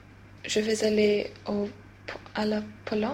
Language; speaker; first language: French; non-native, learner; Swedish